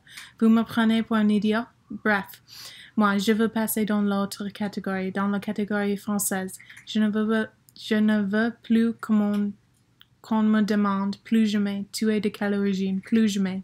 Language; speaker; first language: French; non-native, learner; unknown